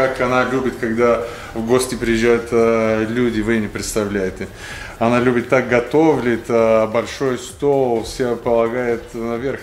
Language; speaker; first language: Russian; non-native, learner; Bulgarian